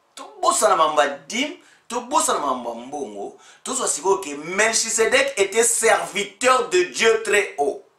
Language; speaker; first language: French; non-native, local second language; Lingala